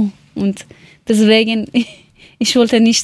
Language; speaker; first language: German; non-native, learner; Persian